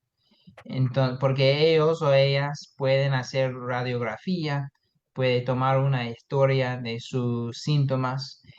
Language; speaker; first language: Spanish; non-native, fluent; English